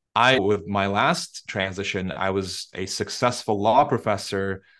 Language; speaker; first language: English; non-native, fluent; Turkish